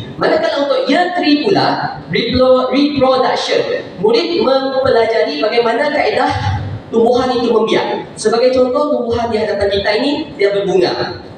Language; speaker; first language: Malay; native; Malay